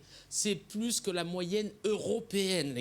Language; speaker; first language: French; native; French